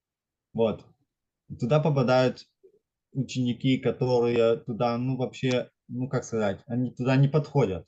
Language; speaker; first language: Russian; non-native, fluent; German